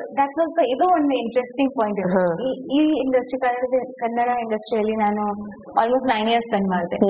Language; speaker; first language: Kannada; non-native, learner; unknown